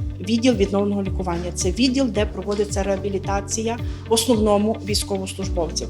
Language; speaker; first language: Ukrainian; native; Ukrainian